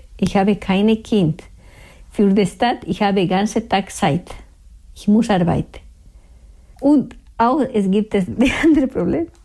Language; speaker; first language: German; non-native, learner; Spanish